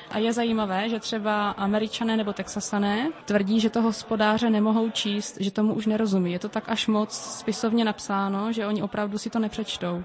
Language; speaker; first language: Czech; native; Czech